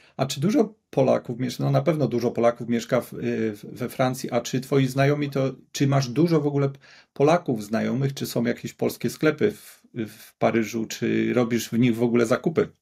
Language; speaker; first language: Polish; native; Polish